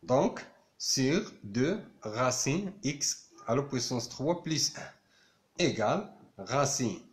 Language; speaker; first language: French; non-native, local second language; Arabic